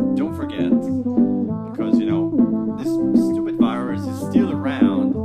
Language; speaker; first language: English; non-native, fluent; Italian